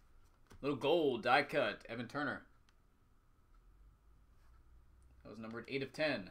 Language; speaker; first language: English; native; English